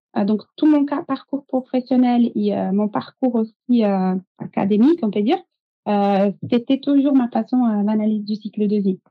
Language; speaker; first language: French; non-native, fluent; Portuguese